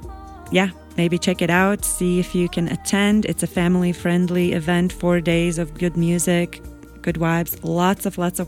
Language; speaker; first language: English; non-native, fluent; Latvian